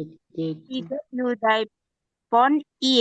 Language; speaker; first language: Korean; non-native, learner; Indonesian